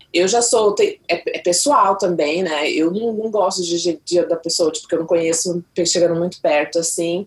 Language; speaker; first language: Portuguese; native; Portuguese